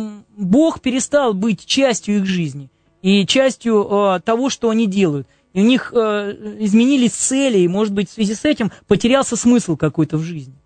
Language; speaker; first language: Russian; native; Russian